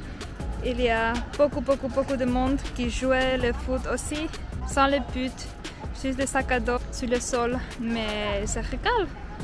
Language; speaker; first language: French; non-native, fluent; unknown